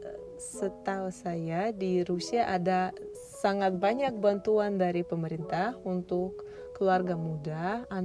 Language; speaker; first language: Indonesian; non-native, fluent; Russian